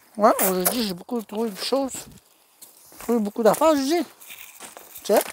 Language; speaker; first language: French; native; French